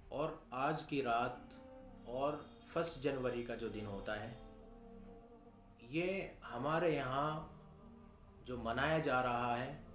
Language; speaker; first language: Urdu; native; Urdu